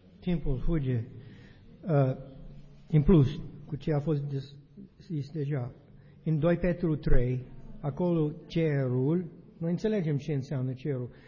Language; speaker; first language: Romanian; non-native, learner; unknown